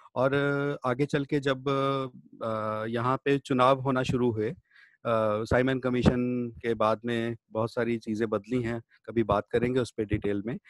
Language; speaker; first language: Hindi; native; Hindi